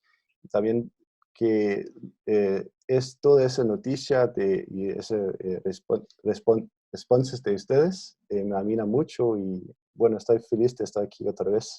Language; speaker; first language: Spanish; non-native, fluent; Danish